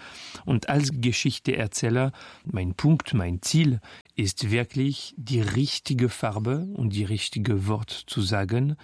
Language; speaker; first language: German; non-native, fluent; French